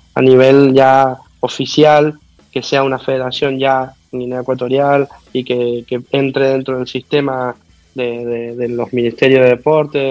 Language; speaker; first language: Spanish; native; Spanish